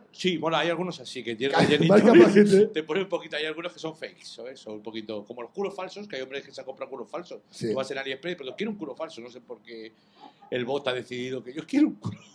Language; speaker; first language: Spanish; native; Spanish